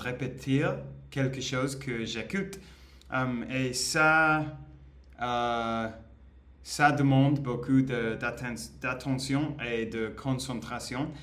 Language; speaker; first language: French; non-native, learner; Spanish